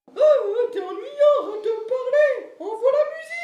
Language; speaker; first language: French; native; French